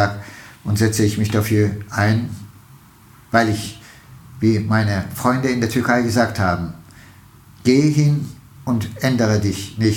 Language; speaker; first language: German; non-native, fluent; Turkish